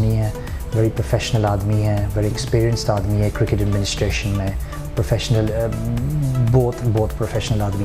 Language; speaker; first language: Hindi; early bilingual, heritage; Hindi